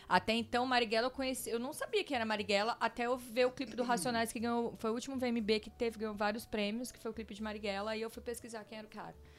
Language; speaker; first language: Portuguese; native; Portuguese